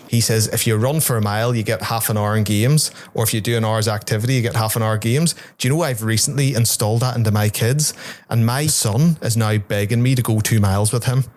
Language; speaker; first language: English; native; English